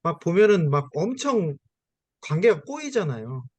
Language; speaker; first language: Korean; native; Korean